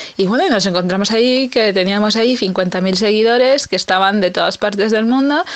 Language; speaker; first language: Spanish; native; Spanish